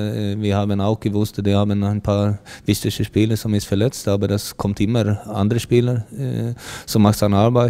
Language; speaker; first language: German; non-native, fluent; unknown